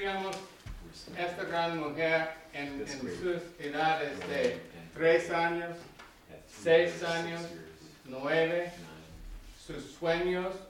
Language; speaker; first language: Spanish; non-native, learner; English